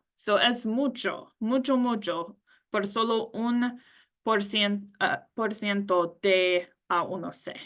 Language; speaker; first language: Spanish; non-native, learner; English